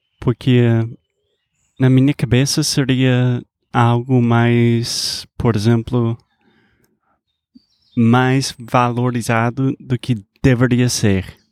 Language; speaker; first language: Portuguese; non-native, fluent; English